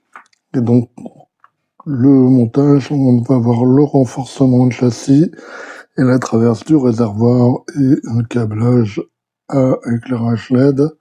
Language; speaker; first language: French; native; French